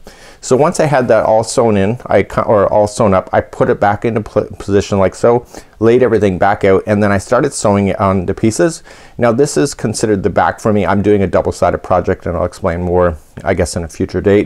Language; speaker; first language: English; native; English